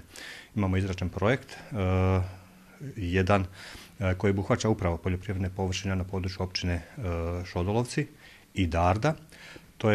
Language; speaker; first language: Serbian; native; Serbian